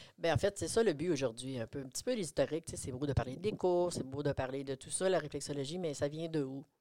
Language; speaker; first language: French; native; French